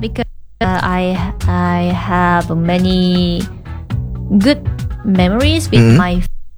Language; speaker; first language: English; non-native, learner; Indonesian